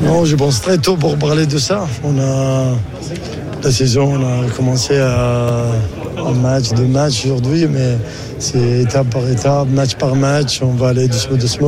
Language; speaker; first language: French; non-native, learner; Arabic